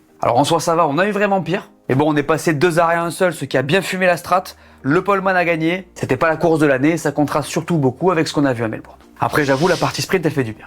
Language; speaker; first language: French; native; French